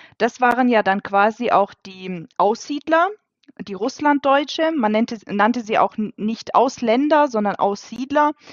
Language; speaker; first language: German; early bilingual, other home language; Russian